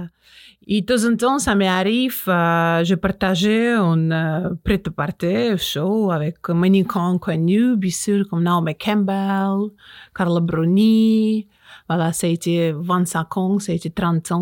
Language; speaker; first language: French; non-native, learner; Russian